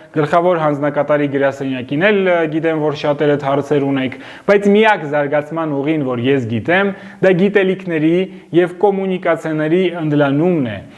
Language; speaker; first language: Armenian; native; Armenian